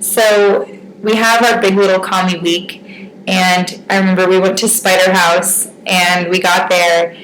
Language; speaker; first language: English; native; English